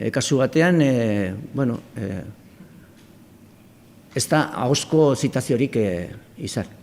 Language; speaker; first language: Basque; non-native, local second language; Spanish